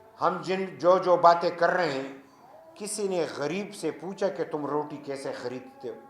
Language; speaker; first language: Urdu; non-native, local second language; Pashto